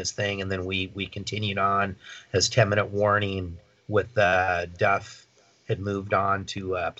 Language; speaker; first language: English; native; English